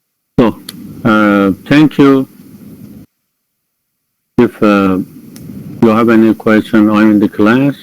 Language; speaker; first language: English; non-native, fluent; Persian